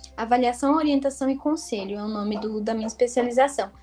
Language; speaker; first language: Portuguese; native; Portuguese